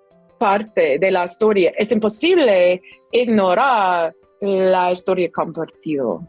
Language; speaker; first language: Spanish; non-native, fluent; English